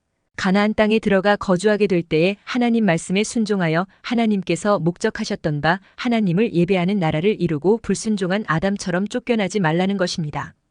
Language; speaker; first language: Korean; native; Korean